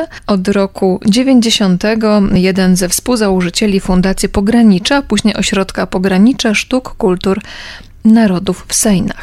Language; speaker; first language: Polish; native; Polish